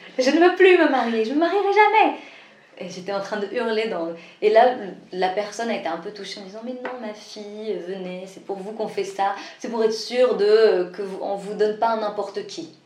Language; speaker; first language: French; non-native, local second language; Arabic